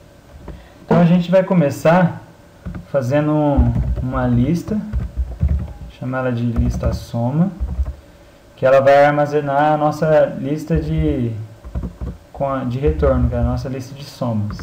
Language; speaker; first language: Portuguese; native; Portuguese